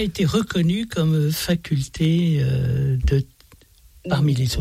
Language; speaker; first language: French; native; French